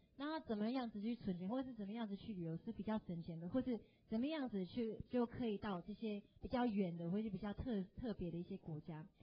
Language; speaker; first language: Chinese; non-native, fluent; English